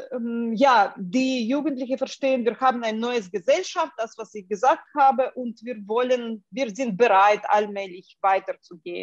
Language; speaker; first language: German; non-native, fluent; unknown